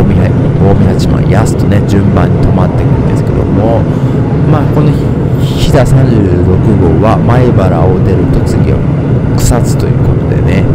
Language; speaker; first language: Japanese; native; Japanese